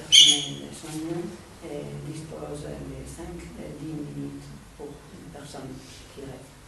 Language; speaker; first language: French; non-native, fluent; Spanish